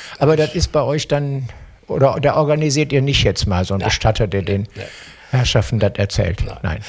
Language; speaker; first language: German; native; German